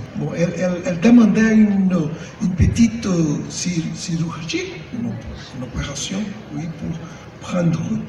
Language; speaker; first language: French; non-native, learner; Portuguese